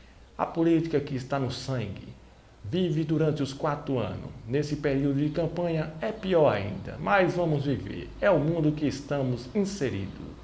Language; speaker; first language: Portuguese; native; Portuguese